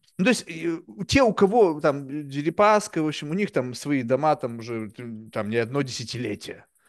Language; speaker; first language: Russian; native; Russian